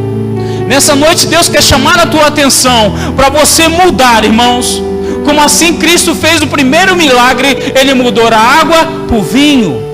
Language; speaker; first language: Portuguese; native; Portuguese